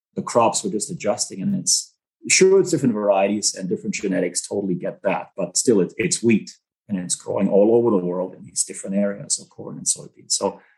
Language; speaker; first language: English; non-native, fluent; German